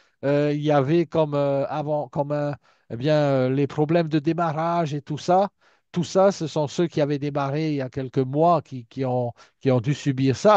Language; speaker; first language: French; native; French